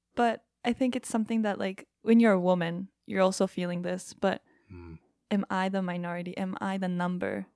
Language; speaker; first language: English; non-native, fluent; Japanese